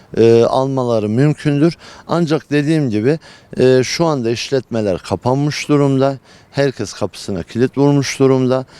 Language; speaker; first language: Turkish; native; Turkish